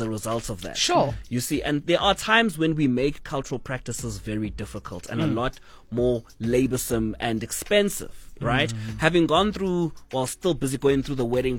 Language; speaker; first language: English; non-native, local second language; Zulu